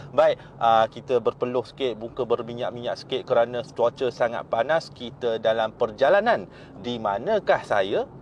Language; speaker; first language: Malay; non-native, local second language; Min Nan Chinese